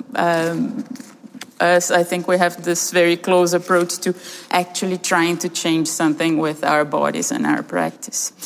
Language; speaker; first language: English; early bilingual, other home language; Portuguese